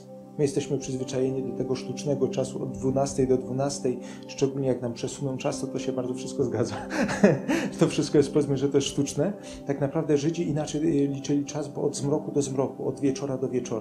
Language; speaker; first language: Polish; native; Polish